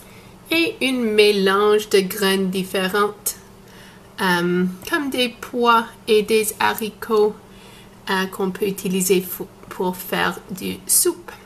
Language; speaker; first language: French; non-native, local second language; English